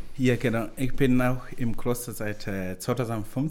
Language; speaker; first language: German; non-native, learner; Swahili